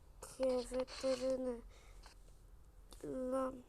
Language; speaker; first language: Turkish; native; Turkish